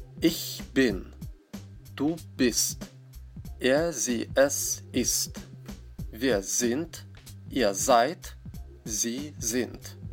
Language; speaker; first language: German; non-native, fluent; Russian